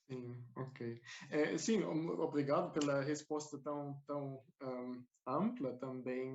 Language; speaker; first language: Portuguese; non-native, fluent; German